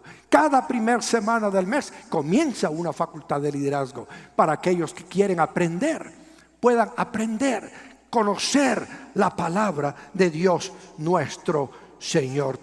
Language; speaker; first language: Spanish; native; Spanish